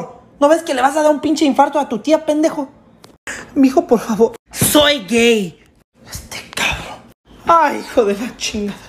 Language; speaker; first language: Spanish; early bilingual, heritage; Spanish